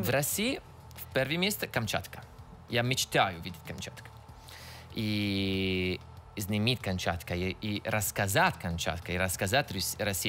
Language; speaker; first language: Russian; non-native, learner; Italian